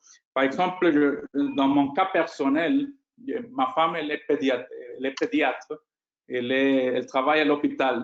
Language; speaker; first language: French; non-native, fluent; Spanish